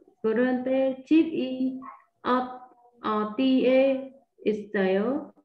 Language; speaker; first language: Korean; non-native, learner; Vietnamese